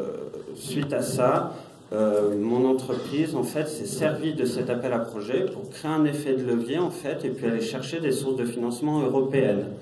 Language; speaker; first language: French; native; French